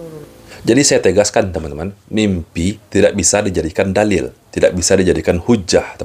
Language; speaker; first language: Indonesian; native; Indonesian